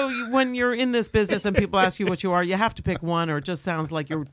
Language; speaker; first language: English; native; English